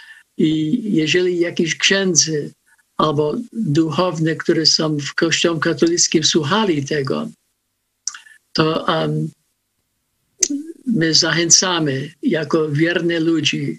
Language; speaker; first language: Polish; early bilingual, heritage; Polish